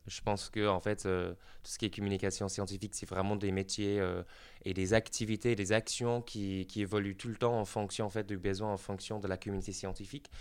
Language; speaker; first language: French; non-native, fluent; English